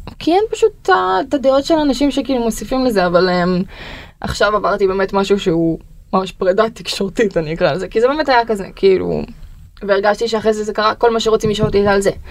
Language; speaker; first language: Hebrew; early bilingual, other home language; Russian